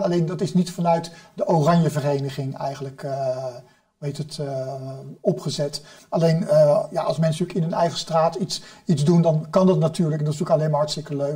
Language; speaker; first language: Dutch; native; Dutch